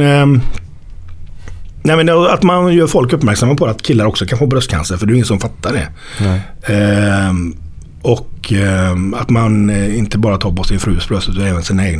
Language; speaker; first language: Swedish; native; Swedish